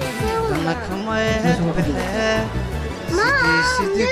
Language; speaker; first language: Dutch; early bilingual, other home language; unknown